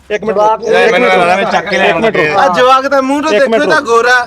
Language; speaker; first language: Punjabi; non-native, local second language; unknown